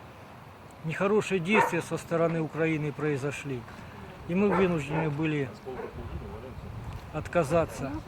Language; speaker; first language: Russian; native; Russian